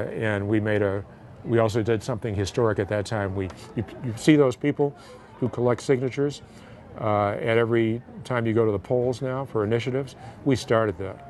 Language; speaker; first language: English; native; English